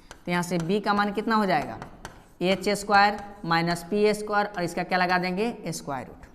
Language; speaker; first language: Hindi; native; Hindi